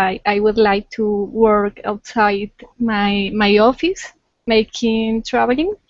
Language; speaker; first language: English; non-native, learner; Spanish